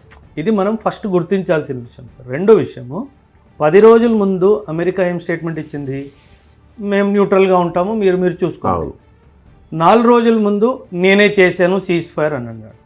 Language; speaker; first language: Telugu; non-native, local second language; Punjabi